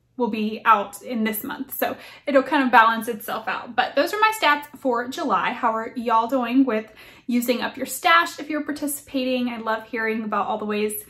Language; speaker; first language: English; native; English